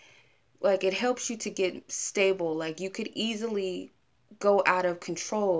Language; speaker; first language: English; native; English